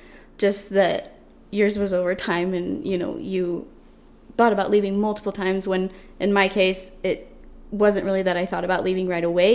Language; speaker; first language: English; native; English